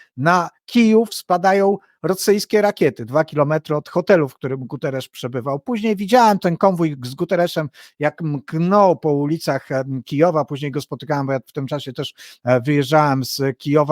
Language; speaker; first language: Polish; native; Polish